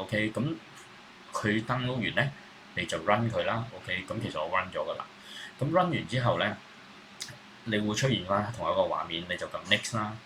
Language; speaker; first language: Cantonese; native; Cantonese